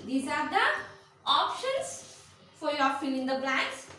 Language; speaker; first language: English; non-native, local second language; Kannada